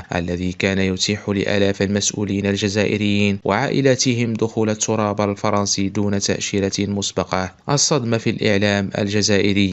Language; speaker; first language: Arabic; native; Arabic